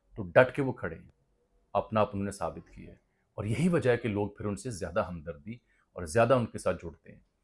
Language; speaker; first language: Urdu; native; Urdu